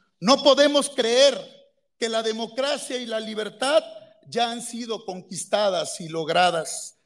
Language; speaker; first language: Spanish; native; Spanish